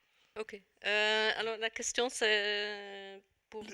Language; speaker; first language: French; non-native, fluent; Dutch